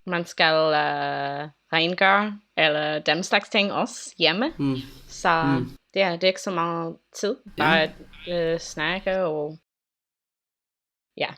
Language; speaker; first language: Danish; non-native, learner; English